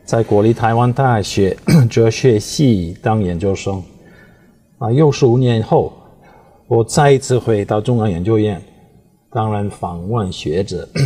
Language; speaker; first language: Chinese; non-native, fluent; Dutch